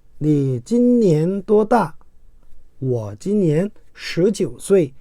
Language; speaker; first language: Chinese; non-native, fluent; Korean